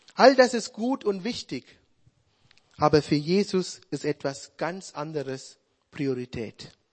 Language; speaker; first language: German; non-native, fluent; Sinhala